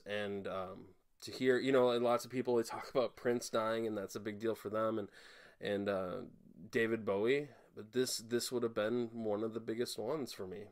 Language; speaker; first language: English; native; English